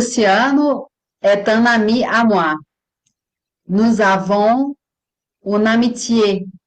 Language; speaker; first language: French; non-native, fluent; Portuguese